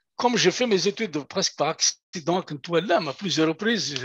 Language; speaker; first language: French; non-native, local second language; Kabyle